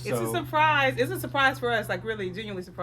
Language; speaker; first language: English; native; English